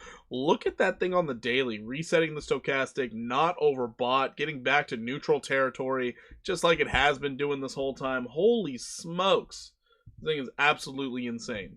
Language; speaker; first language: English; native; English